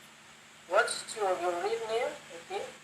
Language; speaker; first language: English; non-native, learner; Turkish